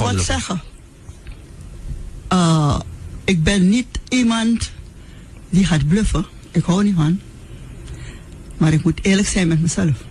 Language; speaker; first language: Dutch; non-native, local second language; Sranan Tongo